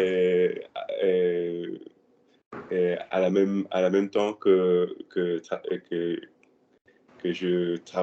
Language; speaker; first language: French; non-native, learner; Spanish